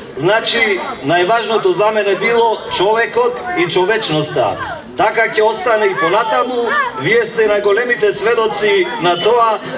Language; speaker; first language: Macedonian; non-native, local second language; Turkish